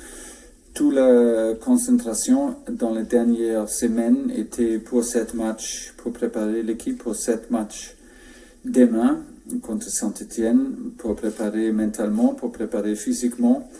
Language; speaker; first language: French; non-native, fluent; German